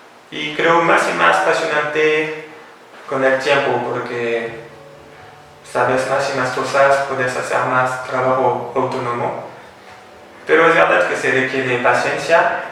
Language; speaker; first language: Spanish; non-native, fluent; French